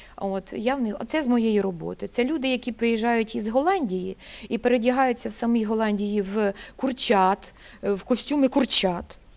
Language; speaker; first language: Ukrainian; native; Ukrainian